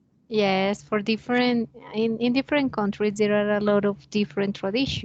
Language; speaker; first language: English; non-native, learner; Spanish